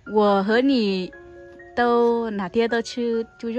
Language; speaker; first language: Chinese; non-native, learner; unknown